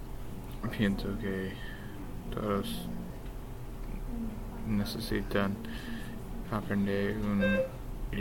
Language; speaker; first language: Spanish; non-native, learner; English